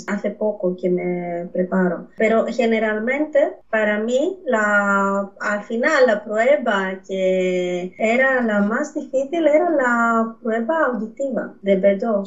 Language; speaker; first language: Spanish; non-native, fluent; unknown